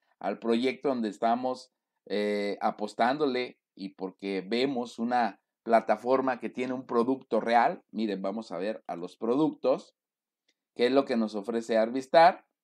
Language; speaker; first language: Spanish; native; Spanish